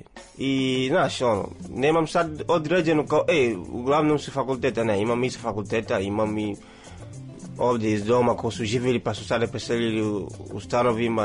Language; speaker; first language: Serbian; non-native, fluent; Swahili